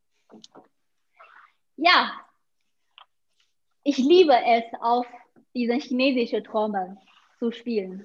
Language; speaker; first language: German; non-native, fluent; Chinese